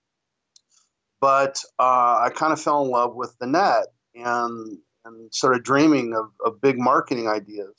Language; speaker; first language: English; native; English